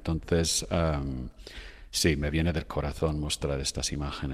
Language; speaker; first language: Spanish; non-native, fluent; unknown